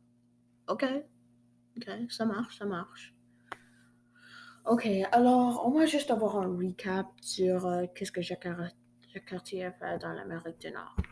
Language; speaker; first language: French; non-native, learner; English